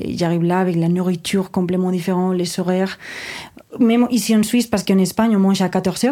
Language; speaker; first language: French; non-native, fluent; Spanish